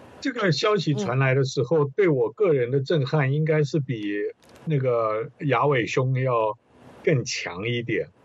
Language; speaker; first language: Chinese; native; Chinese